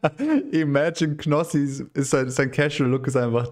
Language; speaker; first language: German; native; German